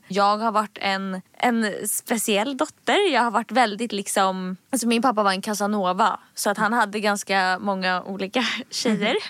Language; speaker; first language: Swedish; native; Swedish